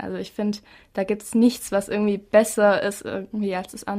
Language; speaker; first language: German; native; German